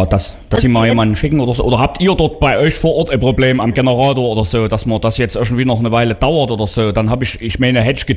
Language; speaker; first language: German; native; German